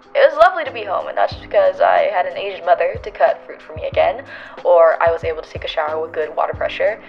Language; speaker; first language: English; native; English